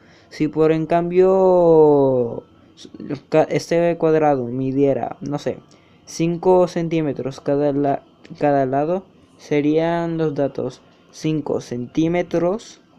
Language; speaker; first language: Spanish; native; Spanish